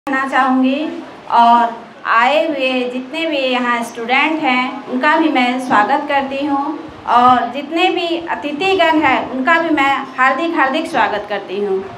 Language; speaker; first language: Hindi; native; Hindi